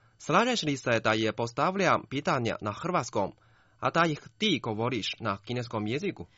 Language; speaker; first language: Croatian; non-native, fluent; Chinese